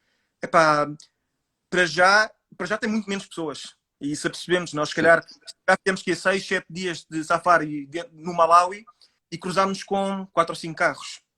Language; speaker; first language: Portuguese; native; Portuguese